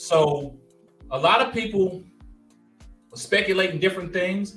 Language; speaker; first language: English; native; English